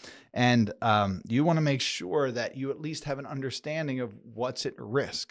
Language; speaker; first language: English; native; English